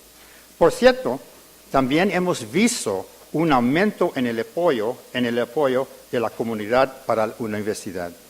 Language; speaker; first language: Spanish; early bilingual, heritage; English